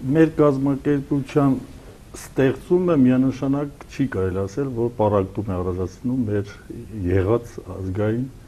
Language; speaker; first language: Armenian; non-native, local second language; Kurdish